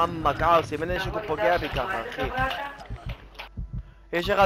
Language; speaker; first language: Hebrew; native; Hebrew